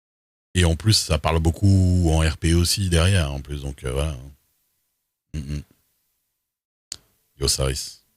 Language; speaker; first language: French; native; French